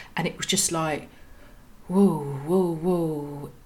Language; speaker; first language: English; native; English